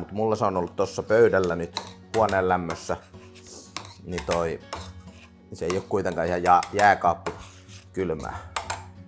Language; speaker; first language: Finnish; native; Finnish